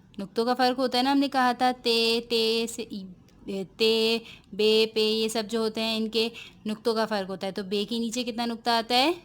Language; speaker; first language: Urdu; native; Urdu